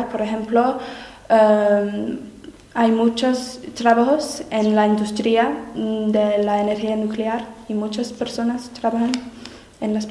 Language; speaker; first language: Spanish; non-native, learner; English